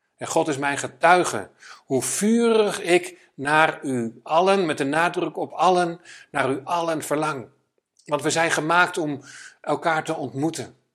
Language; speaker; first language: Dutch; native; Dutch